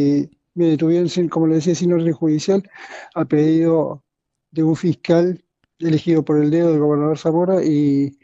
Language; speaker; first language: Spanish; native; Spanish